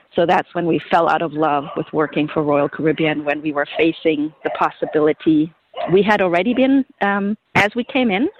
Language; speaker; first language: English; non-native, fluent; German